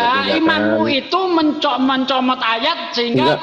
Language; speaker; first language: Indonesian; native; Indonesian